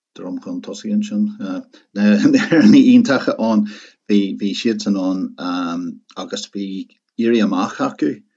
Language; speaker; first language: Irish; non-native, local second language; English